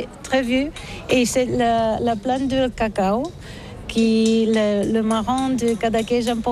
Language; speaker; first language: French; non-native, learner; Catalan